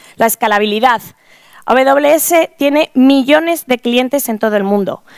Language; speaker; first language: Spanish; native; Spanish